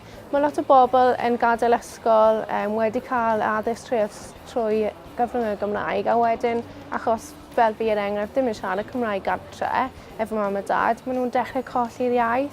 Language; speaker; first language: Welsh; non-native, local second language; English